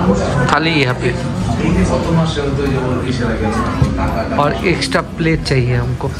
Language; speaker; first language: Hindi; non-native, learner; Bangla